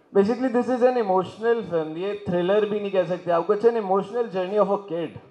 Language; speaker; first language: Hindi; native; Hindi